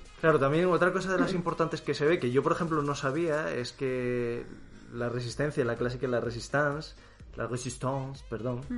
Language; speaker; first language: Spanish; native; Spanish